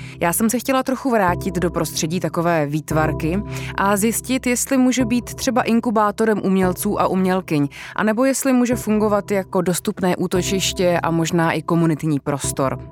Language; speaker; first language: Czech; native; Czech